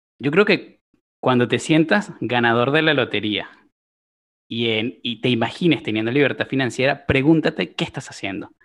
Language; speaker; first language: Spanish; native; Spanish